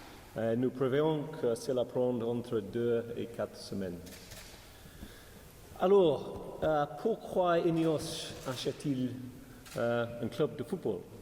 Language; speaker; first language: French; non-native, learner; English